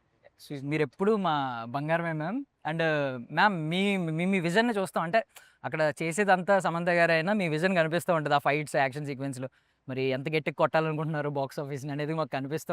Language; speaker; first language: Telugu; native; Telugu